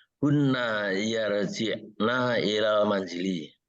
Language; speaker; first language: Arabic; non-native, learner; Indonesian